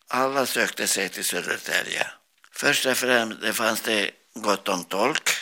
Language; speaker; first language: Swedish; non-native, learner; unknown